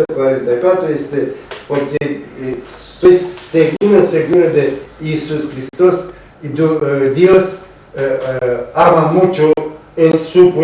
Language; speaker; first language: Spanish; non-native, learner; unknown